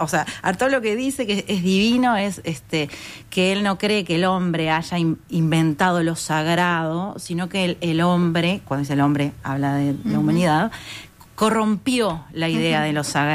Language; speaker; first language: Spanish; native; Spanish